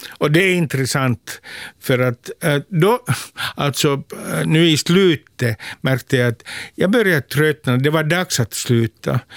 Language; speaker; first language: Swedish; non-native, local second language; Finnish